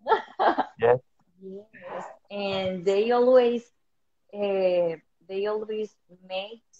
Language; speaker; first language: English; non-native, learner; Spanish